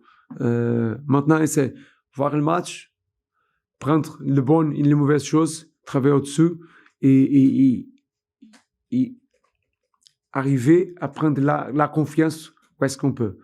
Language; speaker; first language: French; non-native, fluent; Portuguese